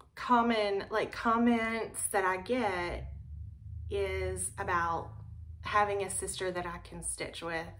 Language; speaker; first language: English; native; English